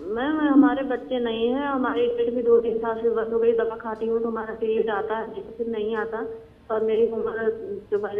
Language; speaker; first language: Hindi; native; Hindi